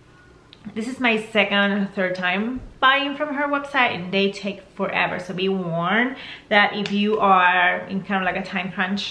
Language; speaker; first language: English; non-native, fluent; Spanish